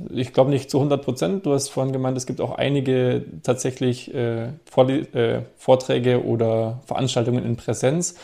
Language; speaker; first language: German; native; German